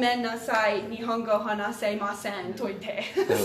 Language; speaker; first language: Japanese; non-native, learner; English